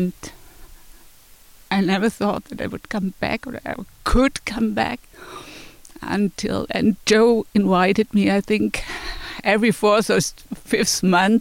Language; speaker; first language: English; non-native, fluent; German